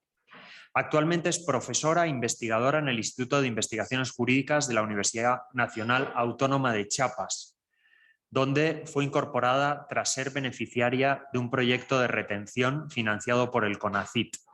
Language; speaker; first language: Spanish; native; Spanish